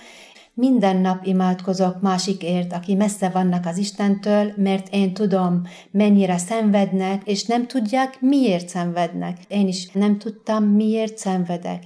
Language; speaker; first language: Hungarian; non-native, fluent; Arabic